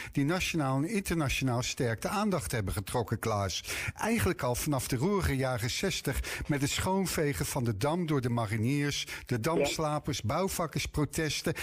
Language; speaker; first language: Dutch; native; Dutch